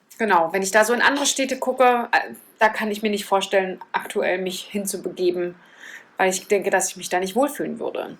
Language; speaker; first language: German; native; German